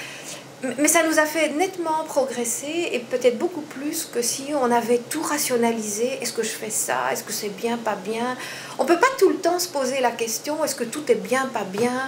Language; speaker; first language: French; native; French